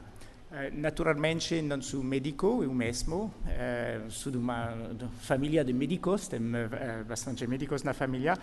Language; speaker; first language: Portuguese; non-native, fluent; French